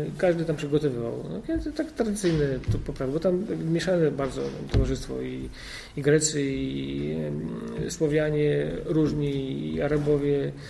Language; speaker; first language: Polish; native; Polish